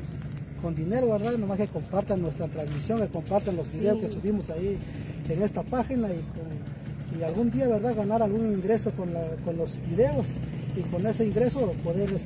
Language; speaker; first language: Spanish; native; Spanish